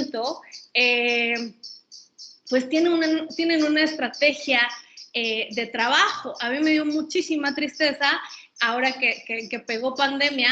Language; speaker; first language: Spanish; native; Spanish